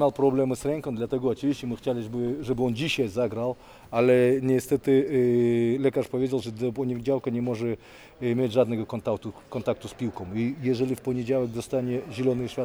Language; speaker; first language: Polish; non-native, fluent; Russian